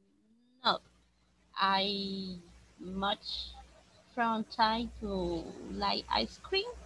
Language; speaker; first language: English; non-native, learner; Spanish